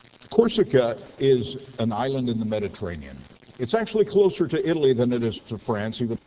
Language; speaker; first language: English; non-native, fluent; French